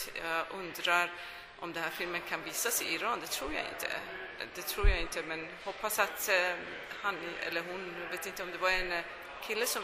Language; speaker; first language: Swedish; non-native, fluent; Persian